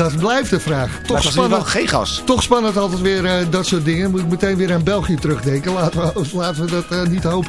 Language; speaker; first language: Dutch; native; Dutch